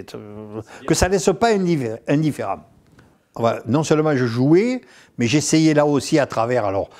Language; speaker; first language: French; native; French